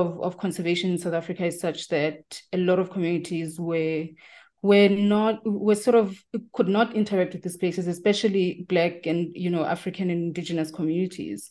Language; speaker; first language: English; non-native, local second language; Tsonga